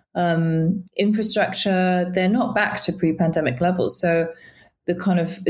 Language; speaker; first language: English; native; English